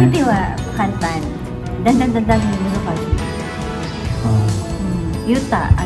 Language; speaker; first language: Japanese; non-native, learner; Filipino